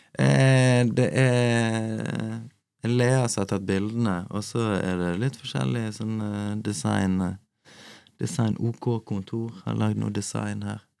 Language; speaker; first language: Norwegian; native; Norwegian